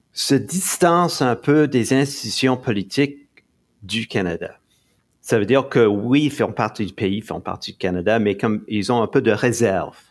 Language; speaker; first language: French; non-native, local second language; English